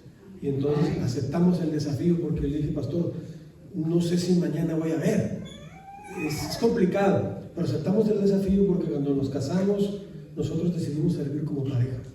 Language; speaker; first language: Spanish; native; Spanish